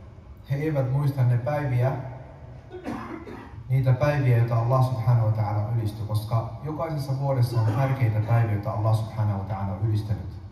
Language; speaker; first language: Finnish; early bilingual, other home language; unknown